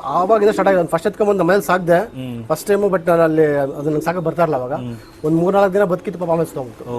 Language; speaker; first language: Kannada; native; Kannada